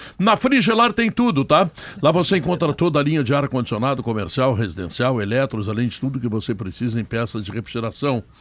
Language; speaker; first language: Portuguese; native; Portuguese